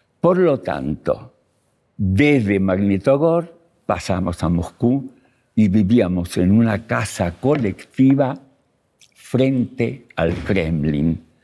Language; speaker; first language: Spanish; early bilingual, other home language; Russian